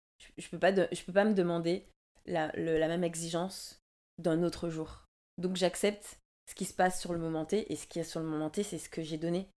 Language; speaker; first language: French; native; French